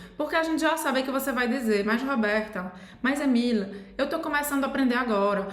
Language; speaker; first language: Portuguese; native; Portuguese